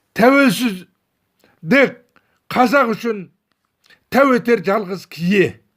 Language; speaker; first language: Kazakh; early bilingual, heritage; Kazakh